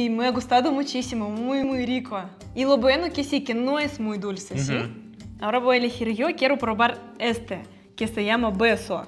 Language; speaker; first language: Spanish; non-native, fluent; Russian